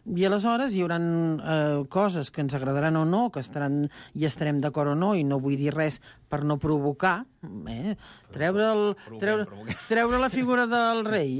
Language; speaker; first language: Catalan; native; Catalan